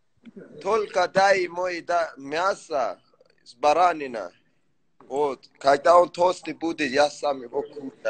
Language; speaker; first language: Russian; non-native, learner; Persian